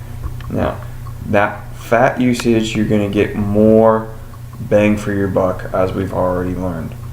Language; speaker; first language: English; native; English